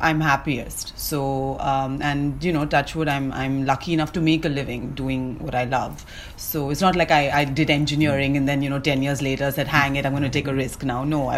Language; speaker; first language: English; non-native, local second language; Malayalam